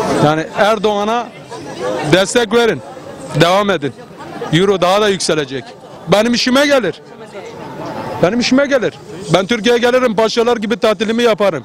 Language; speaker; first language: Turkish; early bilingual, other home language; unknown